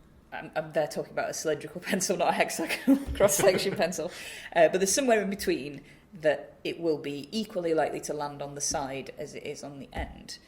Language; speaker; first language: English; native; English